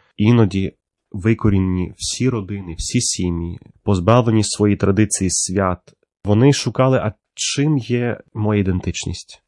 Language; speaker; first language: Ukrainian; early bilingual, heritage; Ukrainian